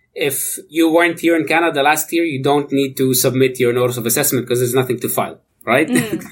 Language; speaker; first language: English; non-native, fluent; Arabic